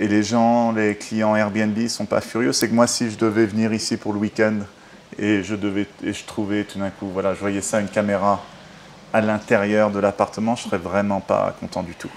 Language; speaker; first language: French; native; French